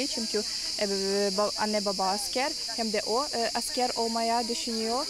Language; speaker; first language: Turkish; non-native, fluent; Ukrainian